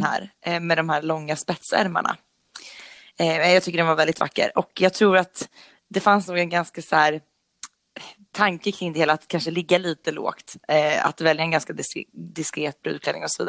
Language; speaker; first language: Swedish; native; Swedish